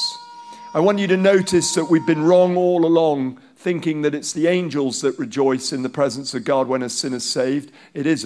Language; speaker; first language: English; non-native, local second language; Hausa